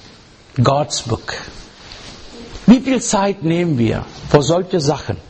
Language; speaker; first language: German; non-native, fluent; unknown